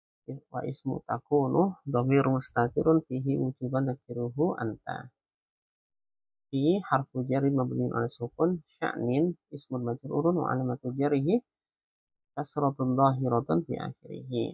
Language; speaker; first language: Arabic; non-native, fluent; Indonesian